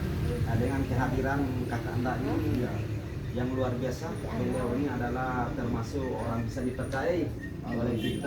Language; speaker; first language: Indonesian; non-native, local second language; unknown